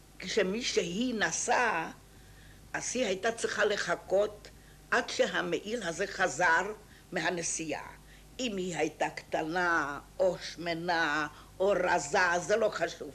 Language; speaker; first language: Hebrew; non-native, fluent; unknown